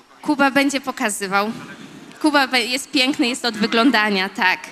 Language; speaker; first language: Polish; native; Polish